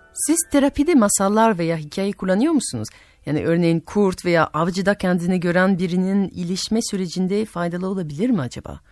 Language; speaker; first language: Turkish; non-native, fluent; French